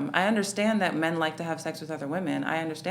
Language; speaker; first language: English; native; English